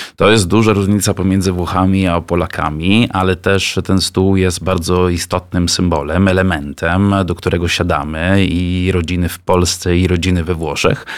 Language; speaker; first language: Polish; non-native, fluent; Italian